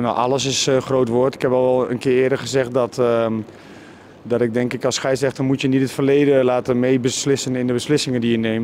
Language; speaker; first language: Dutch; native; Dutch